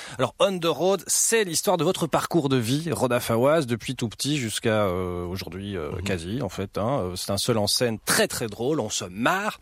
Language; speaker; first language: French; native; French